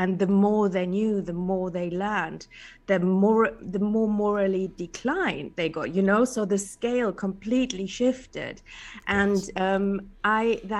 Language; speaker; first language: English; non-native, fluent; German